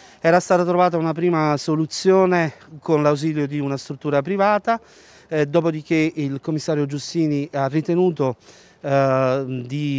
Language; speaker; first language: Italian; native; Italian